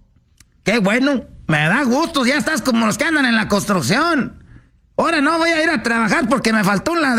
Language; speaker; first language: Spanish; native; Spanish